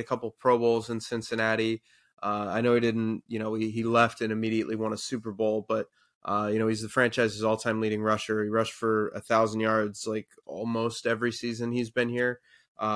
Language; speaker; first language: English; native; English